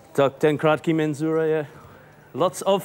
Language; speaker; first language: Czech; non-native, fluent; English